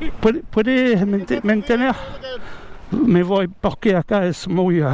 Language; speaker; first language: Spanish; non-native, learner; French